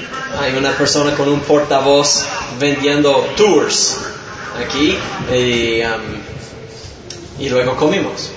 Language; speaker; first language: Spanish; non-native, fluent; English